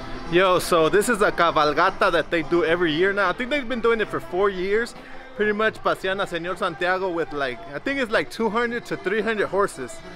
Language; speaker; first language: English; early bilingual, other home language; Spanish